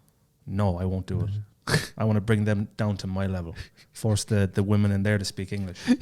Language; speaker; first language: English; native; English